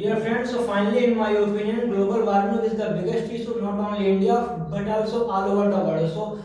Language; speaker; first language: English; non-native, learner; Hindi